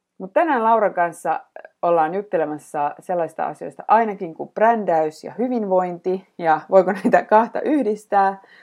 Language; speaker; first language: Finnish; native; Finnish